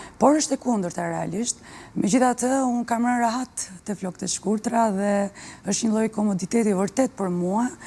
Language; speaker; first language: Albanian; early bilingual, heritage; Albanian